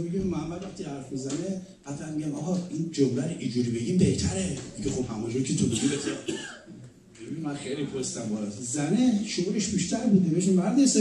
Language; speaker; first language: Persian; native; Persian